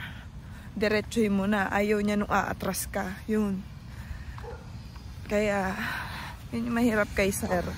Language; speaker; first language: Filipino; native; Filipino